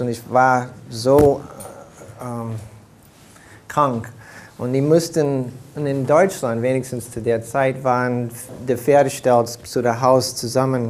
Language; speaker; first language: German; early bilingual, heritage; German